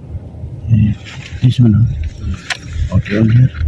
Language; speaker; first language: English; non-native, learner; Filipino